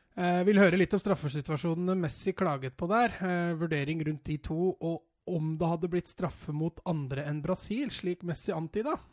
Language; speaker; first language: Norwegian; native; Norwegian